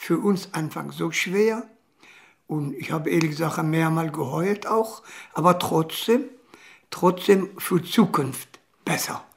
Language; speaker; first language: German; non-native, learner; Kurdish